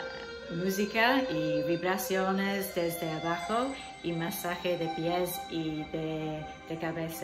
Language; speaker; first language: Spanish; non-native, learner; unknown